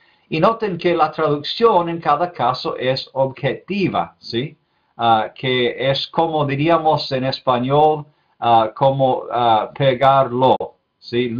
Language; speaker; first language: Spanish; non-native, fluent; English